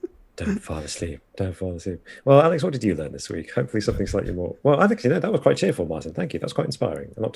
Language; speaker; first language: English; native; English